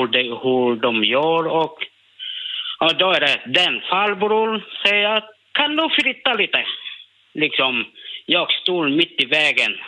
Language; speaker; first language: Swedish; non-native, learner; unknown